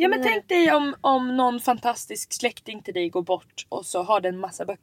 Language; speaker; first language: Swedish; native; Swedish